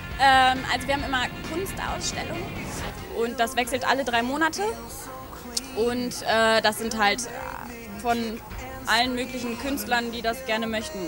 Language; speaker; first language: German; native; German